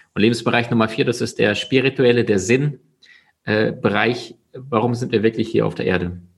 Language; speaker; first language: German; early bilingual, other home language; Russian